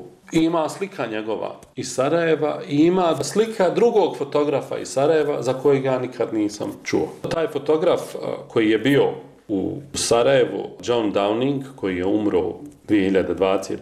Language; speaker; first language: Croatian; native; Croatian